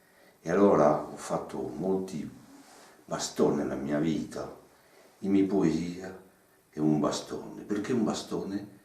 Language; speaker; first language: Italian; non-native, learner; French